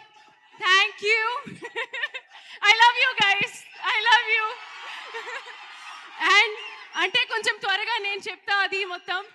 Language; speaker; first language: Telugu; non-native, local second language; Hindi